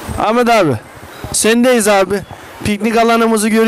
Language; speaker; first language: Turkish; native; Turkish